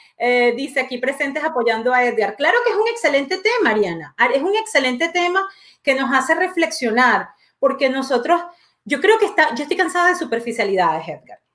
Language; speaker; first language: Spanish; native; Spanish